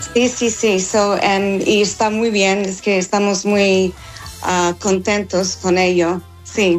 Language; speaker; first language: Spanish; non-native, learner; English